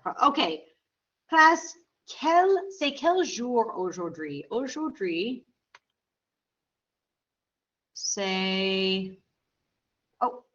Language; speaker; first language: French; non-native, fluent; English